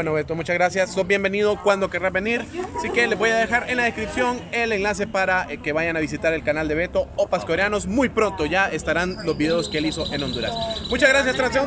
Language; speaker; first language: Spanish; native; Spanish